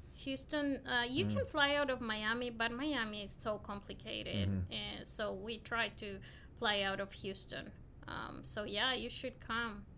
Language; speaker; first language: English; non-native, fluent; Spanish